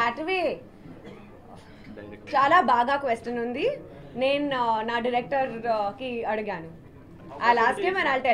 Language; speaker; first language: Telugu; non-native, local second language; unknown